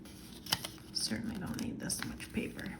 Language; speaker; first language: English; native; English